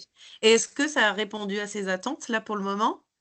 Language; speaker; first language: French; native; French